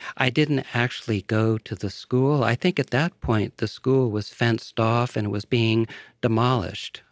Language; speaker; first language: English; native; English